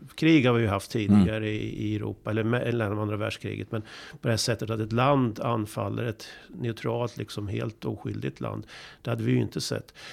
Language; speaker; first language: Swedish; native; Swedish